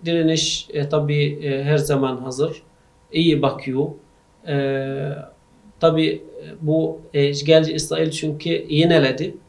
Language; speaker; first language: Turkish; non-native, fluent; Arabic